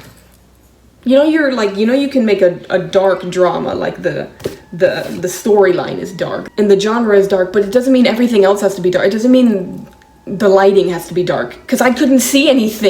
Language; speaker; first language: English; native; English